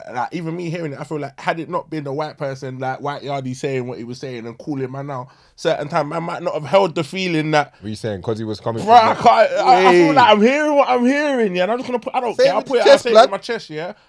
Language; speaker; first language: English; native; English